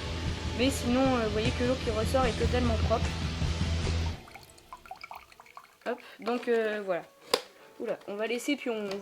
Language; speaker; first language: French; native; French